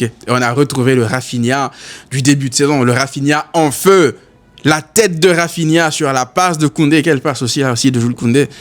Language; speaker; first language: French; native; French